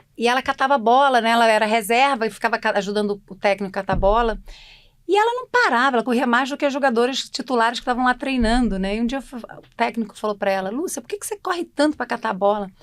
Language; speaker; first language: Portuguese; native; Portuguese